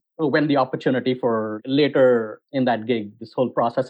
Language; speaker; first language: English; non-native, local second language; Hindi